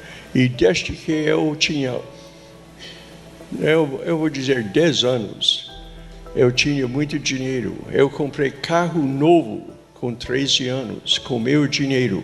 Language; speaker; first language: Portuguese; non-native, fluent; English